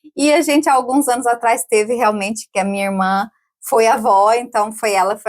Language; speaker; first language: Portuguese; native; Portuguese